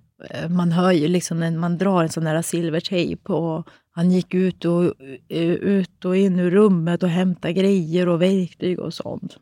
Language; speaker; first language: Swedish; native; Swedish